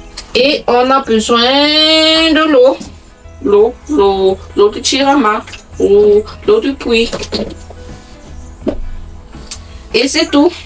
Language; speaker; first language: French; non-native, local second language; Malagasy